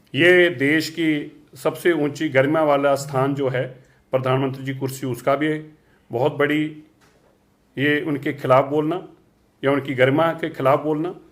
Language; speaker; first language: Hindi; non-native, local second language; Punjabi